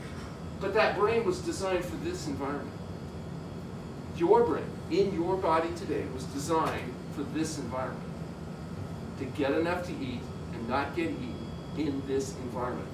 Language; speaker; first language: English; native; English